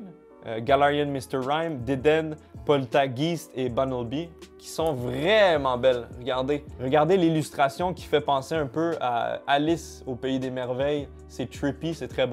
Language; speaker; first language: French; native; French